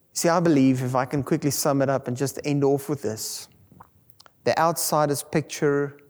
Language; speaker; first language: English; non-native, local second language; Afrikaans